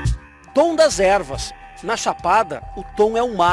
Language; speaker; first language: Portuguese; native; Portuguese